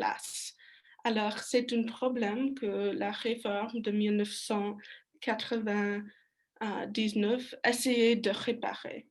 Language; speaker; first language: French; non-native, learner; English